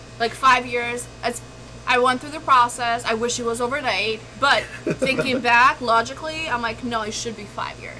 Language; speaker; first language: English; non-native, fluent; Albanian